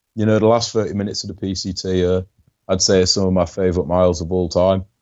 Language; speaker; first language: English; native; English